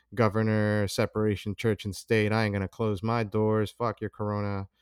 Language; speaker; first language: English; early bilingual, other home language; Filipino